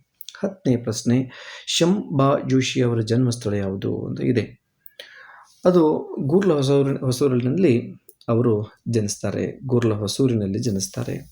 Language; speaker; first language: Kannada; native; Kannada